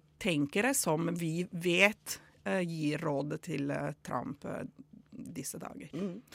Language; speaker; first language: Norwegian; non-native, fluent; Italian